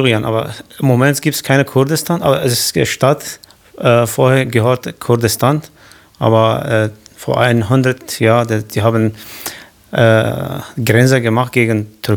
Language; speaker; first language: German; non-native, learner; Arabic